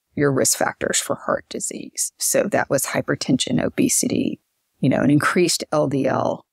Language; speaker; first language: English; native; English